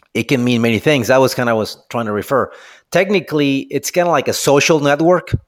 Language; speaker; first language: English; non-native, fluent; Spanish